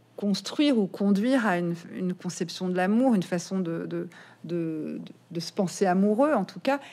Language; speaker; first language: French; native; French